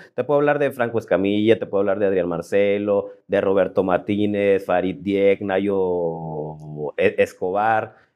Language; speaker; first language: Spanish; native; Spanish